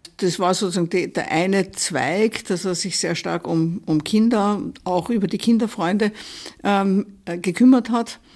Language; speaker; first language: German; native; German